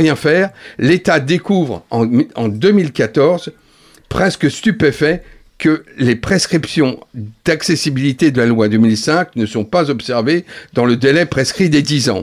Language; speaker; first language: French; native; French